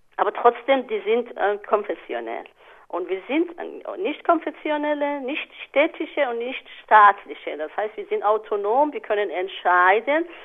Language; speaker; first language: German; non-native, fluent; Persian